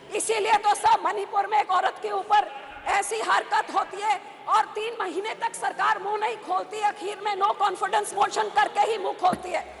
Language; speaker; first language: Hindi; non-native, local second language; Punjabi